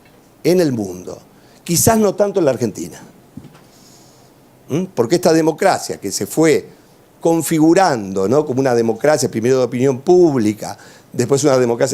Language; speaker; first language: Spanish; native; Spanish